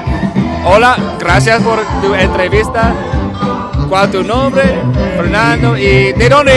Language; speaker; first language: Spanish; non-native, learner; English